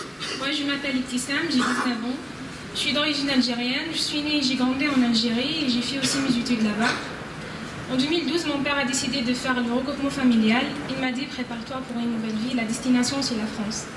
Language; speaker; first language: French; non-native, learner; Arabic